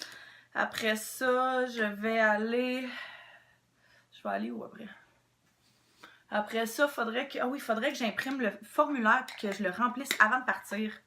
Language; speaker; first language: French; native; French